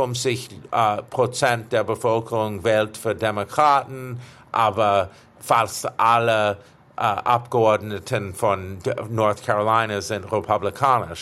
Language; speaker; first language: German; non-native, fluent; English